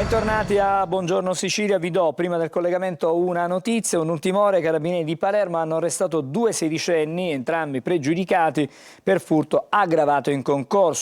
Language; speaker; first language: Italian; native; Italian